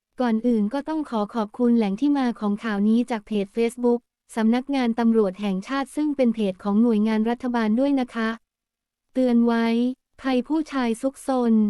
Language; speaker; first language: Thai; native; Thai